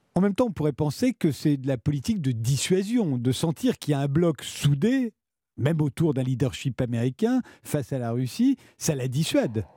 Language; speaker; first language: French; native; French